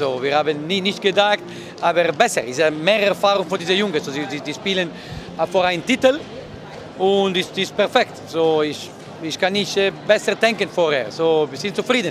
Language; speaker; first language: German; non-native, learner; Italian